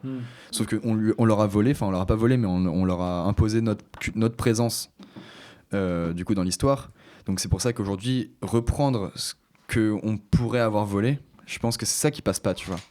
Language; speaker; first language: French; native; French